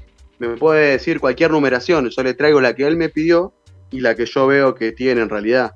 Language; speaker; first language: Spanish; native; Spanish